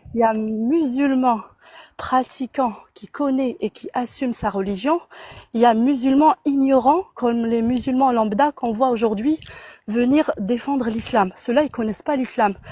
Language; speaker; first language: French; non-native, local second language; Arabic